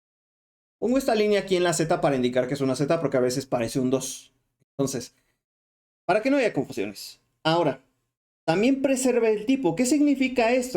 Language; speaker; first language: Spanish; native; Spanish